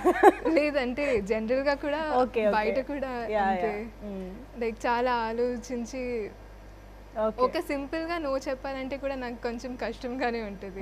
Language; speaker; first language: Telugu; non-native, fluent; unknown